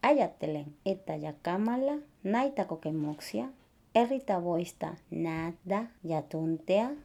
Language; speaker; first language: Finnish; non-native, fluent; Spanish